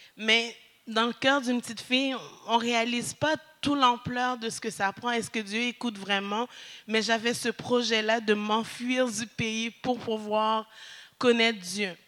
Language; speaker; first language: French; early bilingual, other home language; Haitian Creole